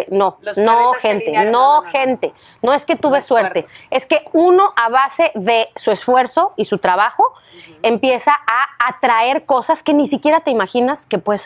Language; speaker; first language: Spanish; native; Spanish